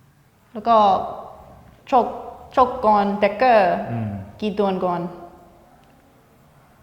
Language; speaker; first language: Thai; non-native, fluent; English